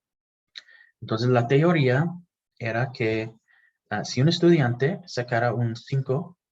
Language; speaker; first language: Spanish; non-native, fluent; English